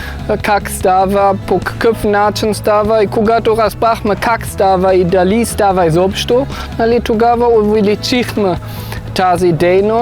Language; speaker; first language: Bulgarian; non-native, fluent; German